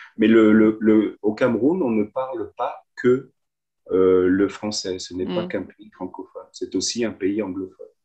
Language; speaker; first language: French; native; French